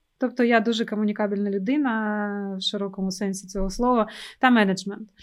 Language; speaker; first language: Ukrainian; non-native, local second language; Russian